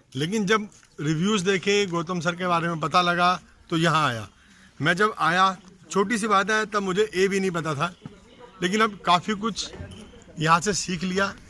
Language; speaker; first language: Hindi; native; Hindi